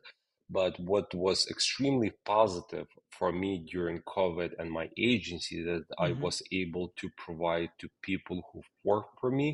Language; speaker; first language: English; non-native, fluent; Ukrainian